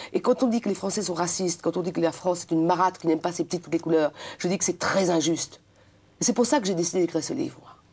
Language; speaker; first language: French; non-native, local second language; Réunion Creole French